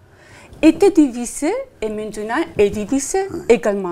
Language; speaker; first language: French; non-native, fluent; Spanish